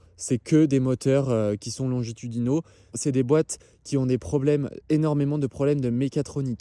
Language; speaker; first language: French; native; French